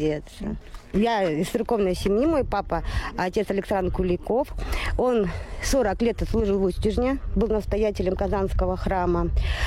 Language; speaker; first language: Russian; native; Russian